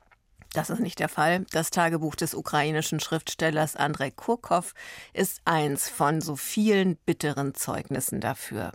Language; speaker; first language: German; native; German